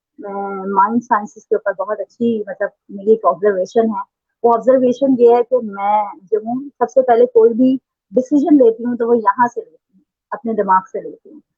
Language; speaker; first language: Urdu; native; Urdu